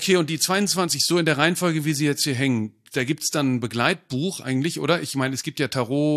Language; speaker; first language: German; native; German